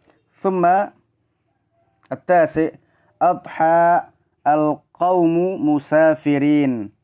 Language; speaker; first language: Arabic; non-native, fluent; Indonesian